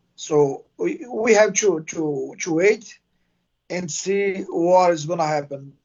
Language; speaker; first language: English; non-native, fluent; Portuguese